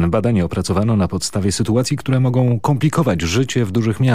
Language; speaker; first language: Polish; native; Polish